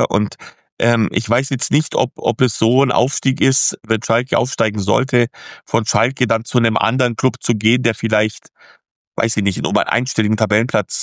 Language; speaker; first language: German; native; German